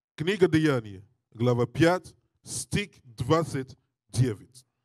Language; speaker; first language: Russian; non-native, learner; English